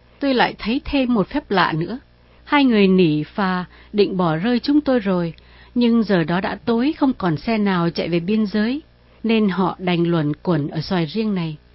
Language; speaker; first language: Vietnamese; native; Vietnamese